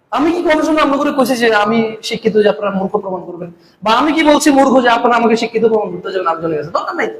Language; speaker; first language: Bangla; early bilingual, heritage; Bangla